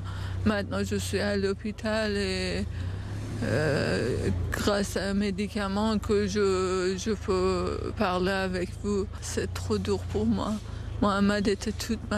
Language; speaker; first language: French; non-native, fluent; Persian